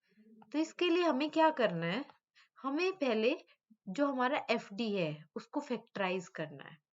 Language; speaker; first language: Hindi; native; Hindi